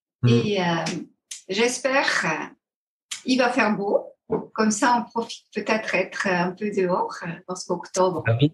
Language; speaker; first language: French; non-native, fluent; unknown